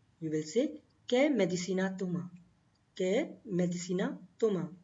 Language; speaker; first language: Spanish; non-native, learner; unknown